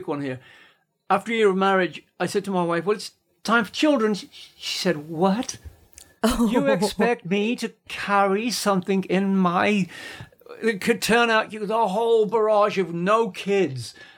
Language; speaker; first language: English; native; English